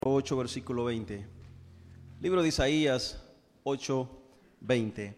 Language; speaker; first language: Spanish; native; Spanish